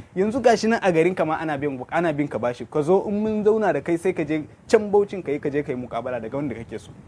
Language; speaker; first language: Hausa; non-native, local second language; Kanuri